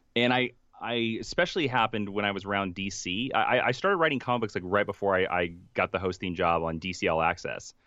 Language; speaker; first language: English; native; English